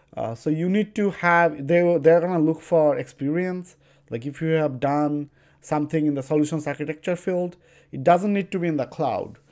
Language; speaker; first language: English; non-native, local second language; Bangla